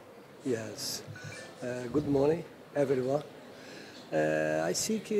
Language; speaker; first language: English; non-native, learner; Portuguese